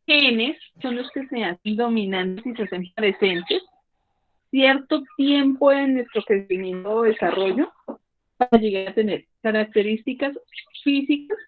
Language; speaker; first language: Spanish; native; Spanish